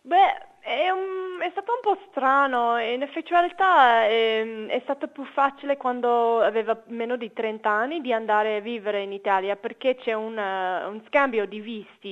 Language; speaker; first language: Italian; non-native, fluent; English